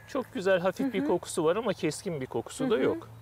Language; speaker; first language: Turkish; native; Turkish